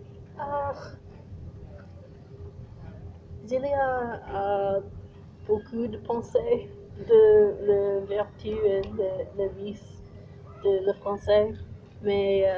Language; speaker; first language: French; non-native, learner; English